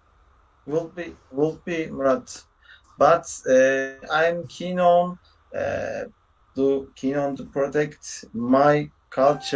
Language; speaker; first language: English; non-native, learner; Turkish